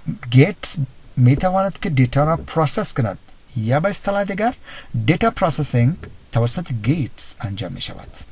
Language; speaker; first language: Persian; native; Persian